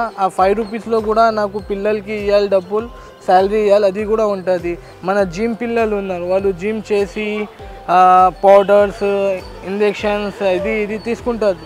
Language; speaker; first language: Telugu; non-native, local second language; Urdu